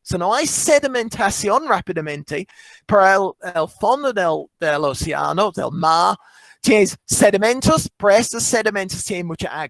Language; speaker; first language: Spanish; non-native, fluent; English